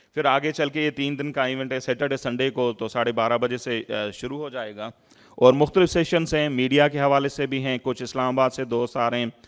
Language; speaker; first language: Urdu; non-native, local second language; Sindhi